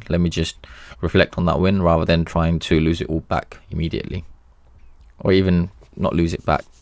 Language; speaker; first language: English; native; English